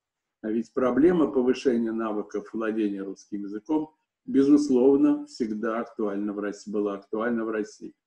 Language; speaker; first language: Russian; native; Russian